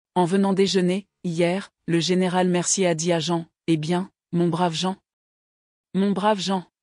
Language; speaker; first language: French; native; French